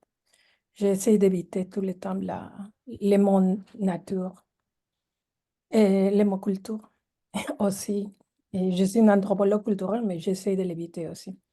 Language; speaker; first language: French; non-native, fluent; Spanish